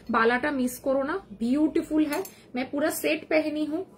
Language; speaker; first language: Hindi; non-native, local second language; Bangla